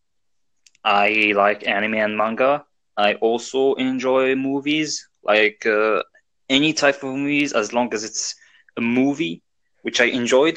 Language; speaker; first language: English; non-native, fluent; Arabic